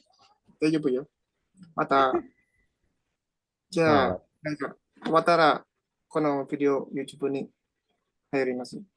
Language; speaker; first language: Japanese; non-native, fluent; Indonesian